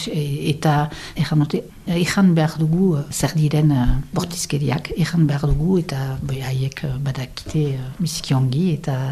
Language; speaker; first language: Basque; non-native, local second language; French